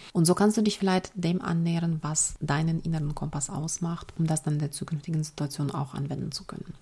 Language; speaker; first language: German; non-native, fluent; Ukrainian